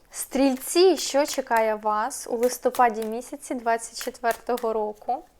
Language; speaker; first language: Ukrainian; non-native, local second language; Russian